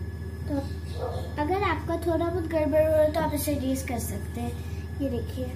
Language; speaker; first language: Hindi; native; Hindi